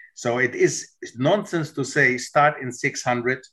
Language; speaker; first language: English; non-native, fluent; German